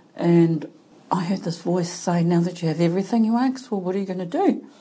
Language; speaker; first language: English; native; English